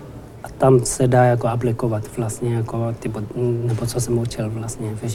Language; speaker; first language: Czech; non-native, learner; Tibetan